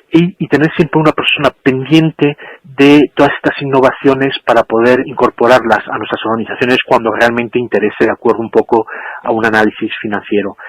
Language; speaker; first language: Spanish; native; Spanish